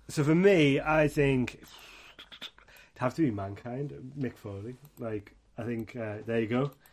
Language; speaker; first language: English; native; English